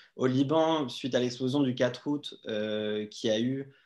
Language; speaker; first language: French; native; French